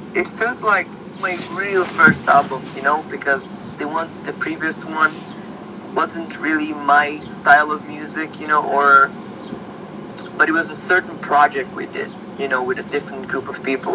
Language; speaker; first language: English; early bilingual, other home language; Slovak